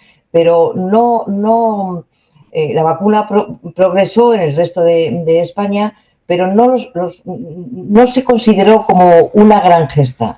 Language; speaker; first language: Spanish; native; Spanish